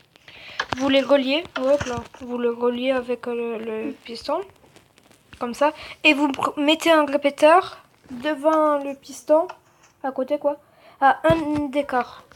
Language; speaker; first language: French; native; French